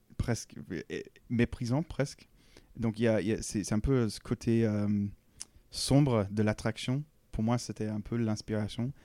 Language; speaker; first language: French; non-native, fluent; English